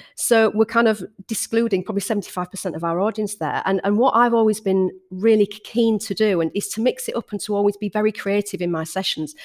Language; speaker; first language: English; native; English